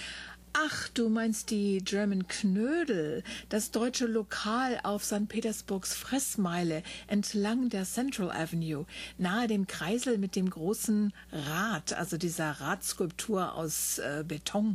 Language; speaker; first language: German; native; German